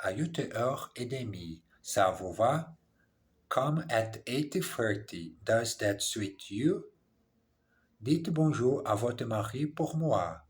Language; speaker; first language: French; non-native, learner; English